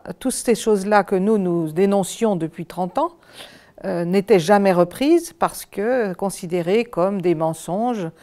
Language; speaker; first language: French; native; French